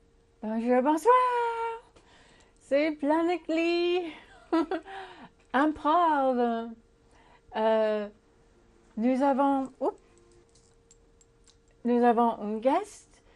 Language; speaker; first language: French; non-native, learner; English